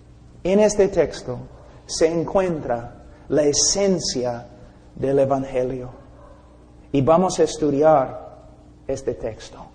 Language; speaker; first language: Spanish; non-native, fluent; English